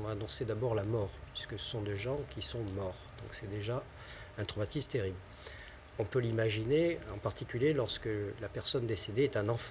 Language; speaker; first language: French; native; French